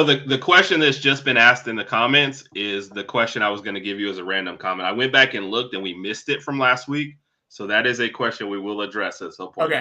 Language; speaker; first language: English; native; English